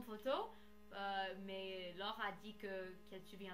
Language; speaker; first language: French; non-native, learner; English